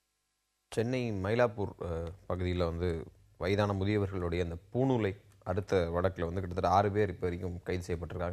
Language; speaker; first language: Tamil; native; Tamil